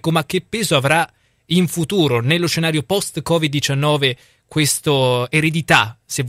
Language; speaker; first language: Italian; native; Italian